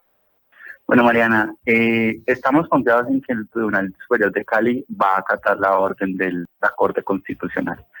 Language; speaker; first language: Spanish; native; Spanish